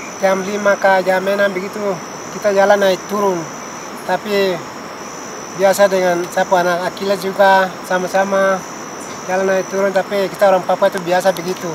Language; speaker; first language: Indonesian; non-native, local second language; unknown